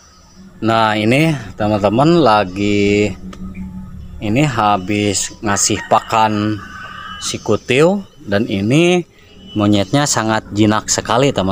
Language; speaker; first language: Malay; non-native, local second language; Sundanese